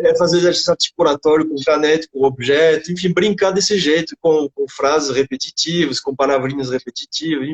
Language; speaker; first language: Portuguese; non-native, fluent; French